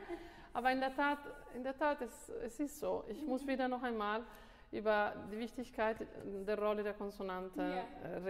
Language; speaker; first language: German; non-native, fluent; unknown